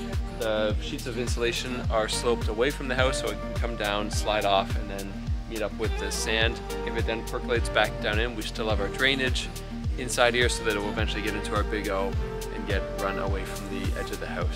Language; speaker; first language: English; native; English